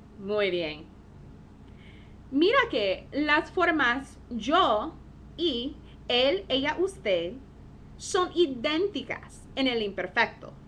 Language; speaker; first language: Spanish; non-native, fluent; English